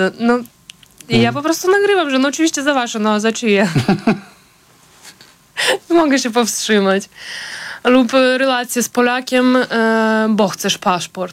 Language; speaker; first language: Polish; non-native, fluent; Ukrainian